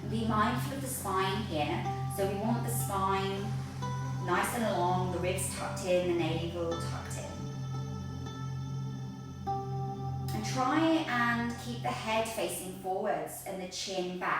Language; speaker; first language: English; native; English